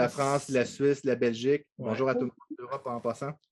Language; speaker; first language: French; native; French